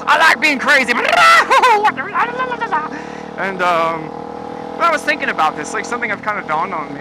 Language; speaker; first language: English; native; English